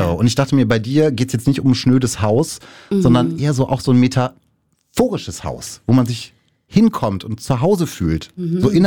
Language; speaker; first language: German; native; German